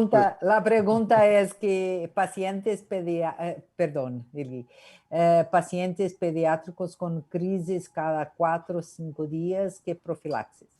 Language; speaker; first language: Spanish; non-native, fluent; Portuguese